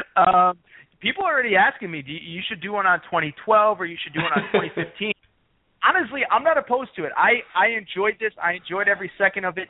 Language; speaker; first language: English; native; English